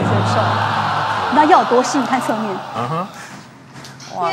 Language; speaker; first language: Chinese; native; Chinese